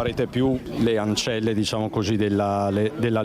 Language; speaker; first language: Italian; native; Italian